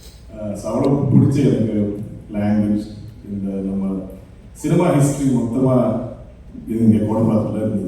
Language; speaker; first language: Tamil; non-native, fluent; Malayalam